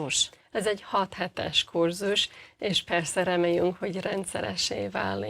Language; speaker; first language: Hungarian; non-native, fluent; English